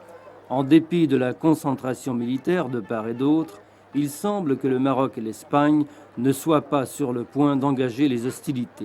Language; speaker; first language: French; native; French